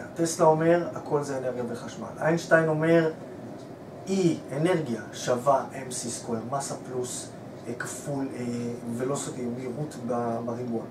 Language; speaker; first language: Hebrew; native; Hebrew